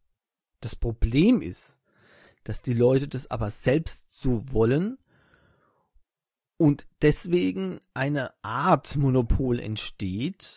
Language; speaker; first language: German; native; German